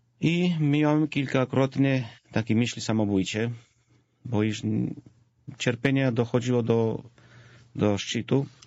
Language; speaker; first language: Polish; non-native, fluent; Georgian